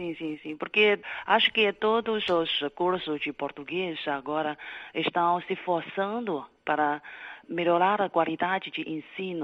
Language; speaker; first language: Portuguese; non-native, fluent; Chinese